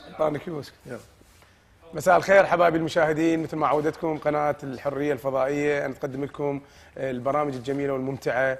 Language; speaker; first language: Arabic; native; Arabic